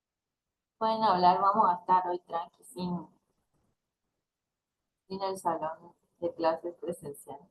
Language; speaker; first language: Spanish; native; Spanish